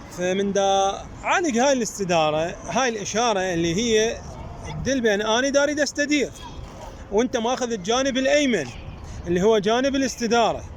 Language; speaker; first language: Arabic; native; Arabic